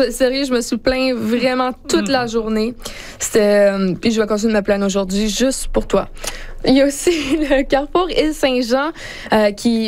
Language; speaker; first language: French; native; French